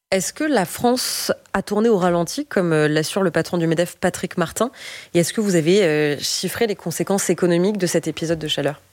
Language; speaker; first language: French; native; French